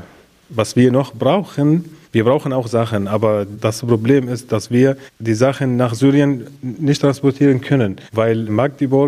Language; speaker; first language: German; non-native, learner; Arabic